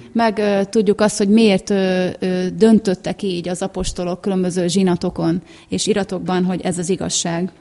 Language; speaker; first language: Hungarian; native; Hungarian